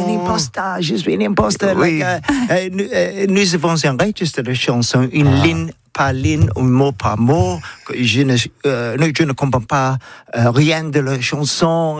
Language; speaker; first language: French; non-native, learner; English